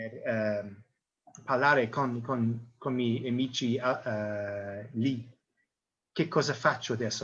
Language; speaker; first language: Italian; non-native, learner; English